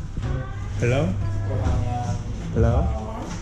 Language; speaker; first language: English; non-native, learner; Korean